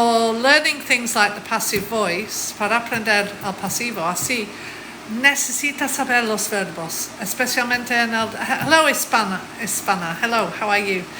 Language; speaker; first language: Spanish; non-native, fluent; English